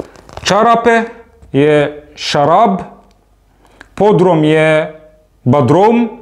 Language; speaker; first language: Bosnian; non-native, fluent; Arabic